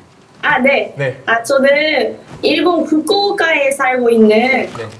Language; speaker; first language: Korean; non-native, fluent; Japanese